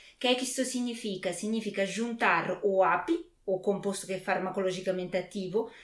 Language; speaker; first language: Portuguese; non-native, fluent; Italian